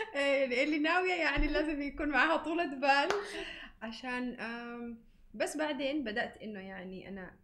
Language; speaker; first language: Arabic; native; Arabic